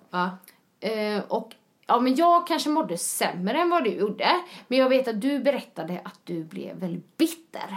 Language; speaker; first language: Swedish; native; Swedish